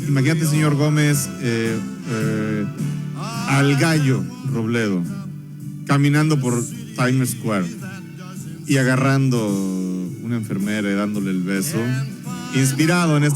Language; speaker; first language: Spanish; native; Spanish